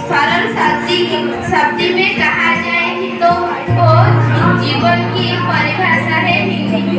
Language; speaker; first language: Hindi; non-native, local second language; Odia